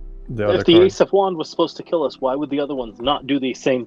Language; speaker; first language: English; native; English